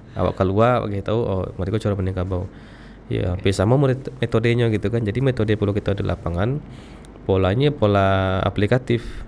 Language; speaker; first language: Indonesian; non-native, local second language; Minangkabau